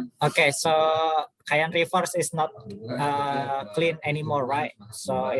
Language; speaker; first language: English; non-native, fluent; Indonesian